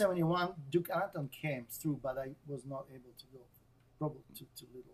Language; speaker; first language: English; non-native, fluent; Russian